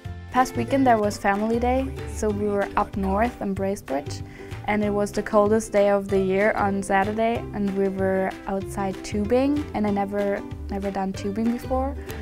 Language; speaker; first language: English; non-native, fluent; German